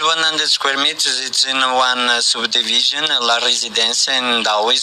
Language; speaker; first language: English; non-native, learner; Portuguese